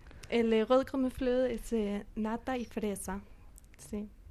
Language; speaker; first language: Spanish; non-native, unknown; Danish